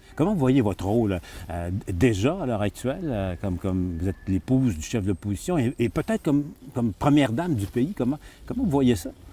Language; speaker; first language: French; native; French